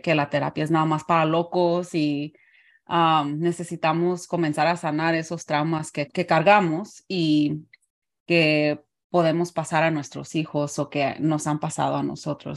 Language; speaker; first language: Spanish; early bilingual, heritage; Spanish